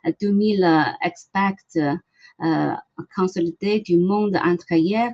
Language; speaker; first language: French; non-native, learner; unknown